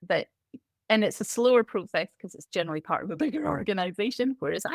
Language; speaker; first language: English; native; English